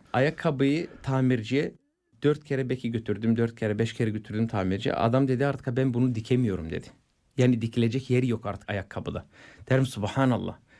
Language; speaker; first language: Turkish; non-native, fluent; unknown